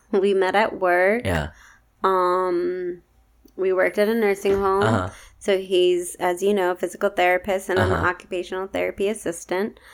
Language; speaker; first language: English; native; English